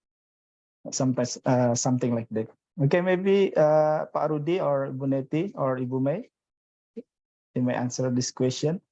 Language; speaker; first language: English; non-native, fluent; Indonesian